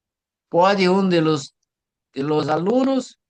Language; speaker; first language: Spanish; non-native, fluent; Portuguese